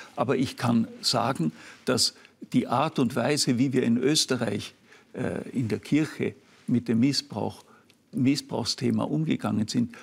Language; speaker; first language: German; native; German